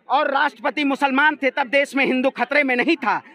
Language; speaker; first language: Hindi; native; Hindi